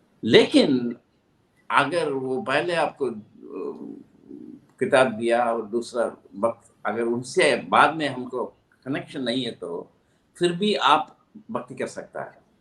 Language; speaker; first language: Hindi; non-native, local second language; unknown